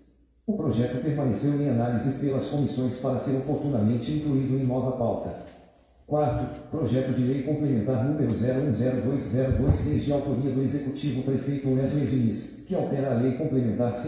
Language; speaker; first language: Portuguese; native; Portuguese